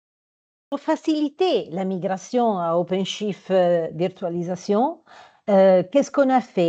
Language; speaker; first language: French; non-native, fluent; Italian